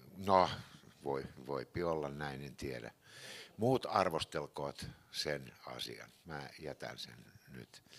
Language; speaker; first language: Finnish; native; Finnish